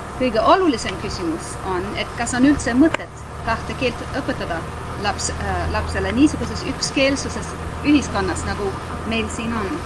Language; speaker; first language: Estonian; non-native, fluent; English